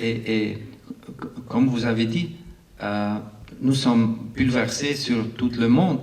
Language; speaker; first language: French; non-native, local second language; Arabic